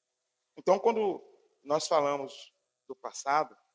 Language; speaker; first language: Portuguese; native; Portuguese